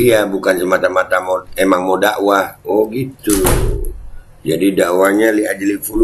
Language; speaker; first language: Indonesian; native; Indonesian